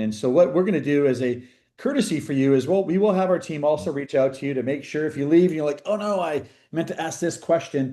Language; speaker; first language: English; native; English